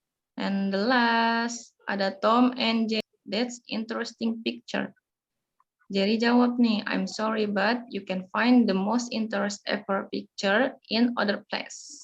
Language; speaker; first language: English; non-native, learner; Indonesian